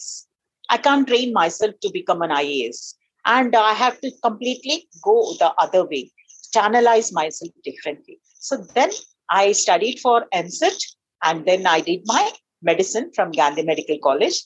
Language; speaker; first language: English; non-native, local second language; Telugu